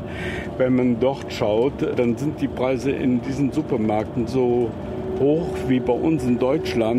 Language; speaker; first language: German; native; German